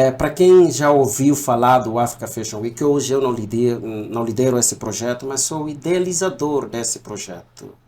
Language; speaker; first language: Portuguese; non-native, local second language; Upper Guinea Crioulo